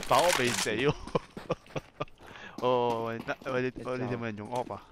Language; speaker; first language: Cantonese; native; Cantonese